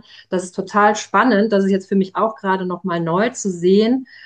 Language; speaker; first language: German; native; German